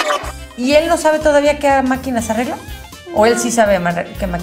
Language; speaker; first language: Spanish; native; Spanish